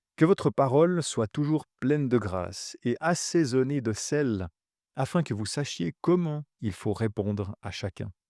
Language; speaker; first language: French; native; French